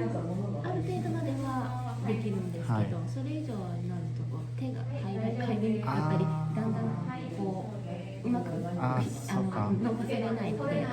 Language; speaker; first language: Japanese; native; Japanese